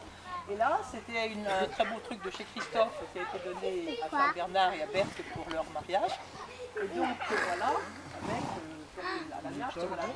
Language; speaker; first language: French; native; French